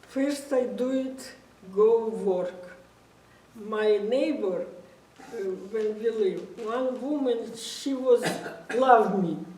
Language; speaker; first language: English; non-native, learner; Russian